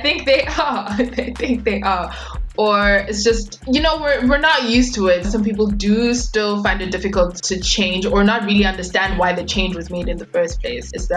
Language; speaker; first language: English; non-native, local second language; Swati